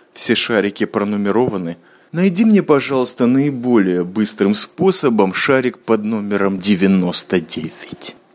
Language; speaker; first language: Russian; native; Russian